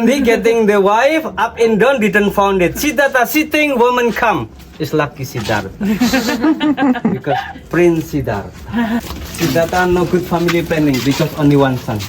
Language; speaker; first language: English; non-native, learner; Indonesian